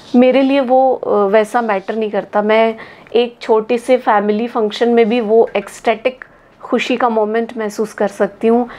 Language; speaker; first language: Hindi; native; Hindi